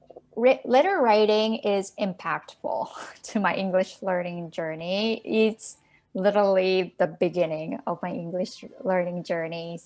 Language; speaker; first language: English; non-native, fluent; Japanese